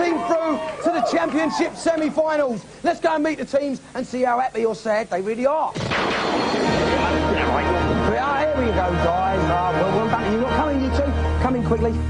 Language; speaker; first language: English; native; English